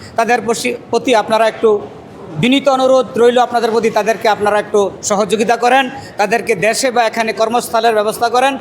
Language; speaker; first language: Bangla; native; Bangla